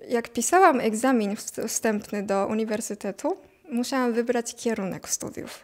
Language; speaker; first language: Polish; non-native, fluent; Japanese